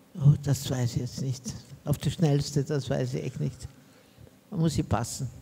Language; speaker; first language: German; non-native, fluent; Romanian